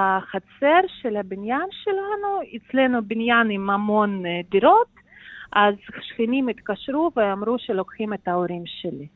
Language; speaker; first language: Hebrew; non-native, fluent; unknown